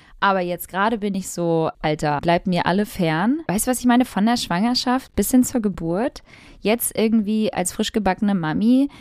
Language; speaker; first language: German; early bilingual, other home language; Albanian